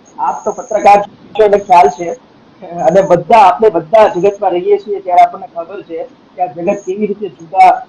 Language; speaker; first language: Gujarati; native; Gujarati